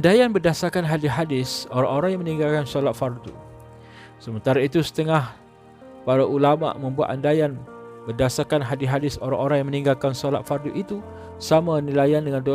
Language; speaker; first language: Malay; native; Malay